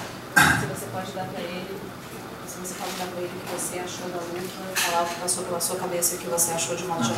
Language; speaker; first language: Portuguese; native; Portuguese